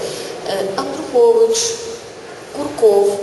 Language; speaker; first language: Ukrainian; native; Ukrainian